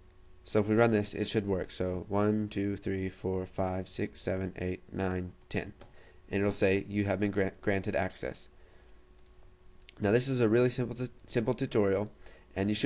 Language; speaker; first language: English; native; English